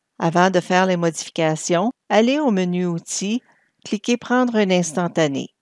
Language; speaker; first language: French; native; French